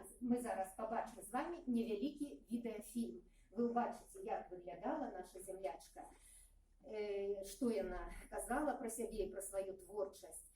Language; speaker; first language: Belarusian; native; Belarusian